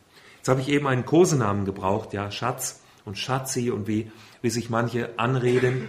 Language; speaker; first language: German; native; German